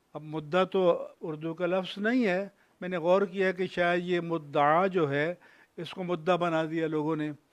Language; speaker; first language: Urdu; non-native, local second language; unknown